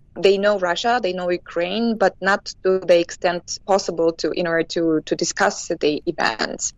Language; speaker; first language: English; non-native, fluent; Kyrgyz